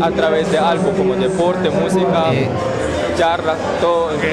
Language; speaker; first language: Spanish; non-native, learner; Japanese